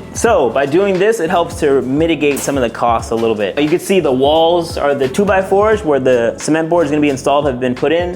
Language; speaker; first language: English; native; English